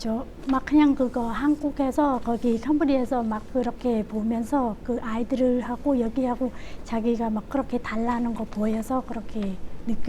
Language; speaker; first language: Korean; non-native, learner; Khmer